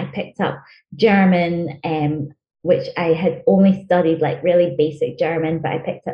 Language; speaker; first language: English; non-native, local second language; Nyanja